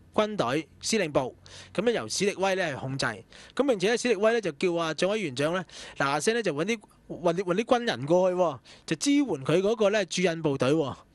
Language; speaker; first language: Cantonese; native; Cantonese